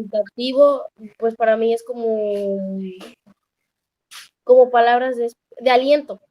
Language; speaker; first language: Spanish; native; Spanish